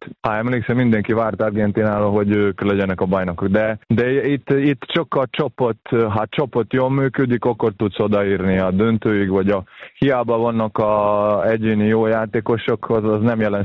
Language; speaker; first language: Hungarian; non-native, fluent; Serbian